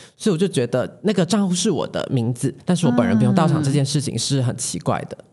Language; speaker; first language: Chinese; native; Chinese